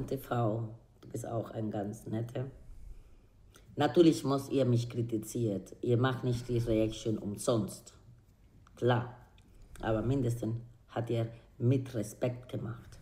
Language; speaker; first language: German; non-native, learner; Spanish